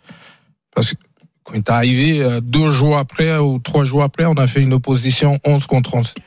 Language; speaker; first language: French; non-native, fluent; Portuguese